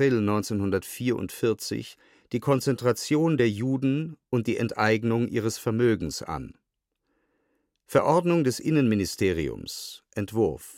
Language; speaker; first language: German; native; German